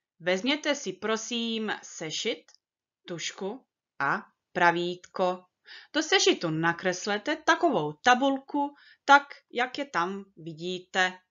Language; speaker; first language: Czech; early bilingual, heritage; Czech